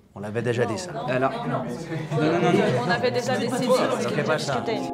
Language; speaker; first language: French; native; French